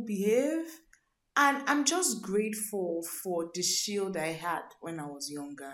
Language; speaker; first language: English; non-native, local second language; Igbo